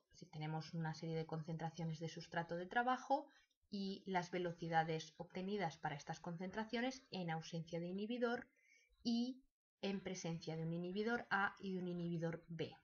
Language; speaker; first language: Spanish; native; Spanish